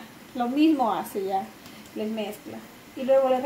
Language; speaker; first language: Spanish; native; Spanish